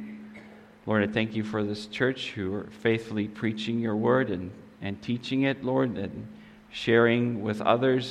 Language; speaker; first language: English; non-native, local second language; Afrikaans